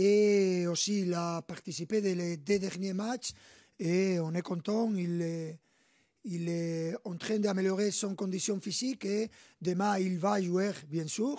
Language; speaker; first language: French; non-native, fluent; Spanish